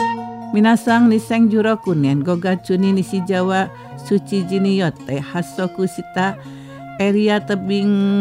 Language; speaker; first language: Japanese; non-native, fluent; Indonesian